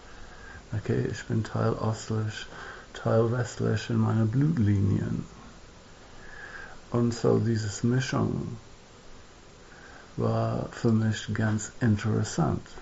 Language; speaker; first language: German; non-native, fluent; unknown